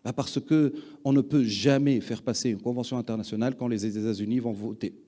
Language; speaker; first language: French; non-native, local second language; Arabic